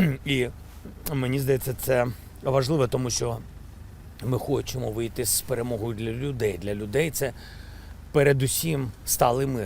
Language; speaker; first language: Ukrainian; non-native, local second language; Russian